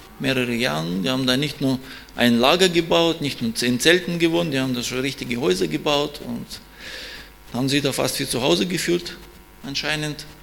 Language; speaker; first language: German; non-native, fluent; Russian